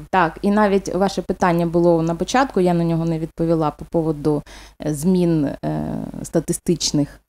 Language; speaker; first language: Ukrainian; non-native, local second language; Russian